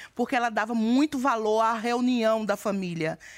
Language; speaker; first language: Portuguese; native; Portuguese